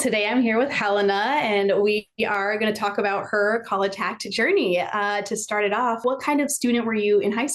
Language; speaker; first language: English; native; English